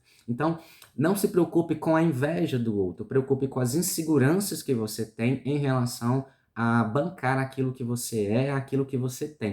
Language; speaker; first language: Portuguese; native; Portuguese